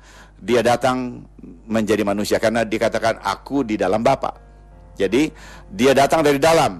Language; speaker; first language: Indonesian; native; Indonesian